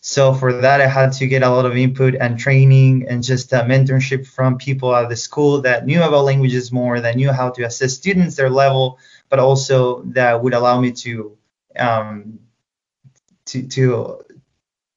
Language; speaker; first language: English; non-native, fluent; Spanish